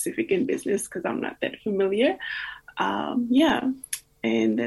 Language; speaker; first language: English; non-native, fluent; Indonesian